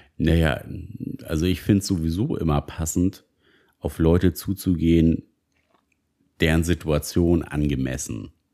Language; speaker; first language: German; native; German